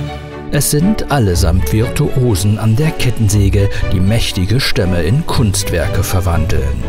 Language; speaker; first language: German; native; German